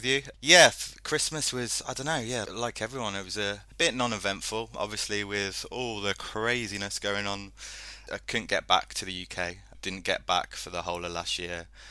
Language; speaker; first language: English; native; English